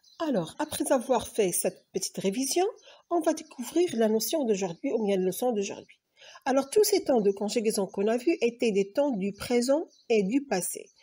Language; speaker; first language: French; non-native, local second language; Arabic